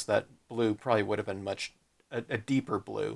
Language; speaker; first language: English; native; English